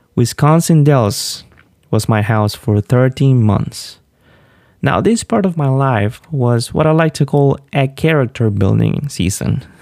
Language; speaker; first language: English; non-native, fluent; Spanish